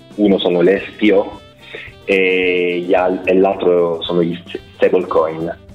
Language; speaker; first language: Italian; native; Italian